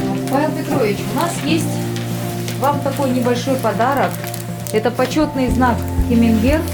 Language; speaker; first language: Russian; non-native, local second language; Kyrgyz